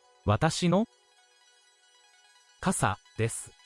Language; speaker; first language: Japanese; non-native, learner; English